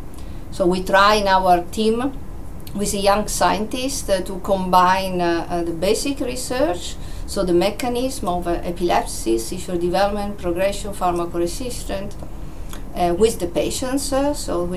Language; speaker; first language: English; non-native, fluent; Italian